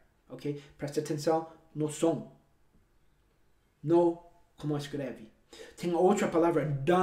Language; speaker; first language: Portuguese; non-native, fluent; English